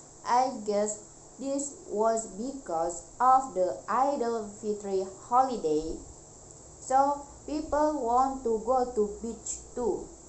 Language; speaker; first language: English; non-native, learner; Indonesian